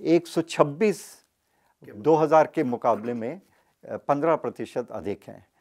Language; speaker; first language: Hindi; native; Hindi